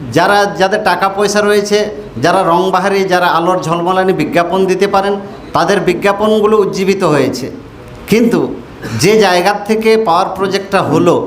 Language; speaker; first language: Bangla; non-native, local second language; Santali